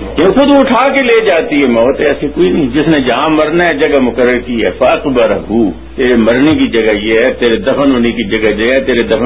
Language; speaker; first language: Urdu; non-native, local second language; Punjabi